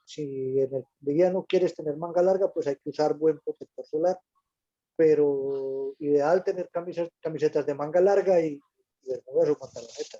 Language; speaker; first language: Spanish; native; Spanish